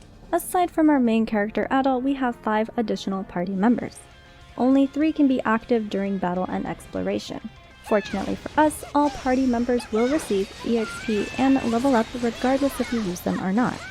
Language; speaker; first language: English; native; English